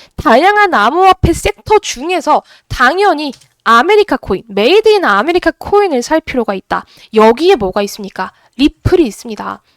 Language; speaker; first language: Korean; native; Korean